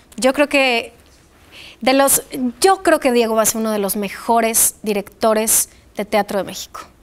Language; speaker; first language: Spanish; early bilingual, other home language; Polish